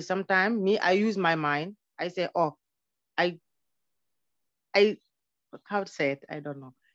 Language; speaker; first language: English; non-native, learner; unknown